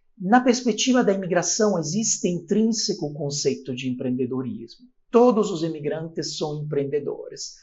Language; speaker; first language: Portuguese; non-native, fluent; Italian